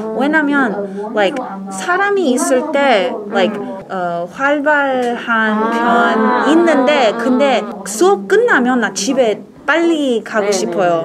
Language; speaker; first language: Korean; early bilingual, heritage; English